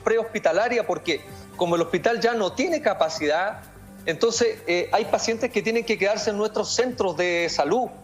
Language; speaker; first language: Spanish; native; Spanish